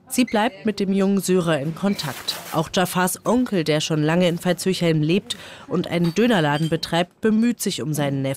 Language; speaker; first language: German; native; German